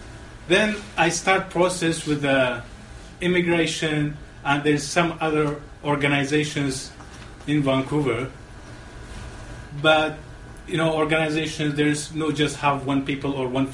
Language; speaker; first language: English; non-native, learner; Arabic